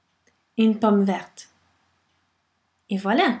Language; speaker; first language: French; non-native, fluent; English